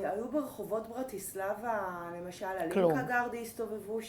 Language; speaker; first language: Hebrew; native; Hebrew